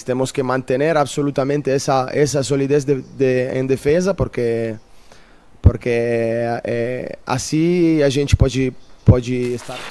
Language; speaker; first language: Portuguese; non-native, fluent; Italian